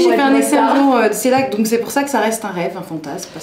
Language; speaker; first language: French; native; French